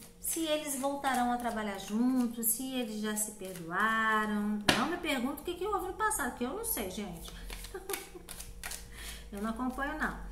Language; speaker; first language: Portuguese; native; Portuguese